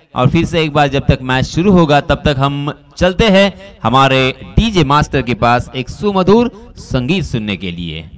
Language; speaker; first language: Hindi; non-native, local second language; Marathi